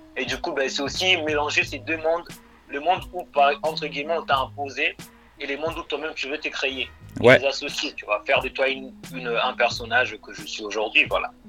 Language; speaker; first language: French; non-native, local second language; Lingala